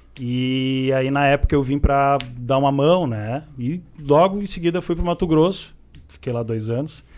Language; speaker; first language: Portuguese; native; Portuguese